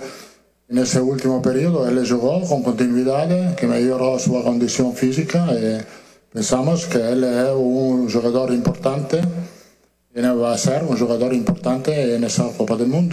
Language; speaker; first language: Portuguese; non-native, learner; Italian